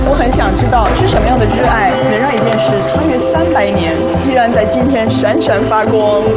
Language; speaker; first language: Chinese; non-native, fluent; French